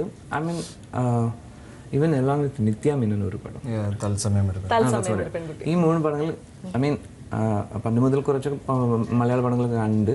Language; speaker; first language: Malayalam; non-native, learner; Telugu